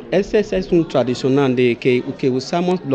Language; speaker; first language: Spanish; non-native, learner; Bini